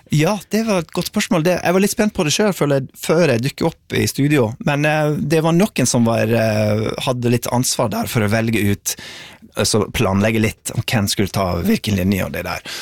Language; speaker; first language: Norwegian; non-native, fluent; English